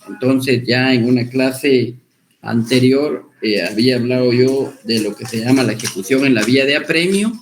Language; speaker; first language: Spanish; native; Spanish